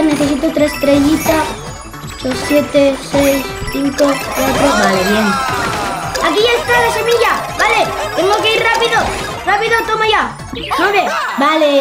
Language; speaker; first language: Spanish; native; Spanish